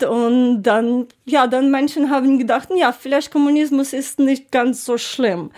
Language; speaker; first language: German; non-native, learner; Ukrainian